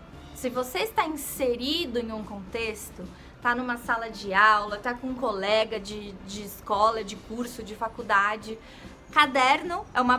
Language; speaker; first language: Portuguese; native; Portuguese